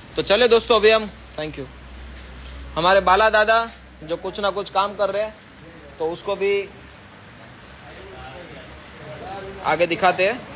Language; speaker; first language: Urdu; non-native, local second language; Gujarati